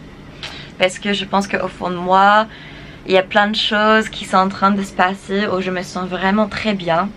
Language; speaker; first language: French; non-native, fluent; English